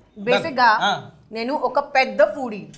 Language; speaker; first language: Telugu; non-native, learner; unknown